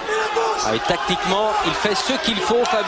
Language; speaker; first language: French; native; French